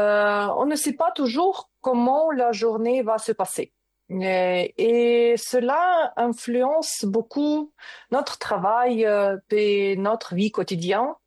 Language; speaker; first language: French; non-native, learner; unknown